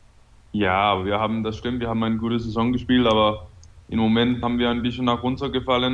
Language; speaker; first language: German; non-native, fluent; Danish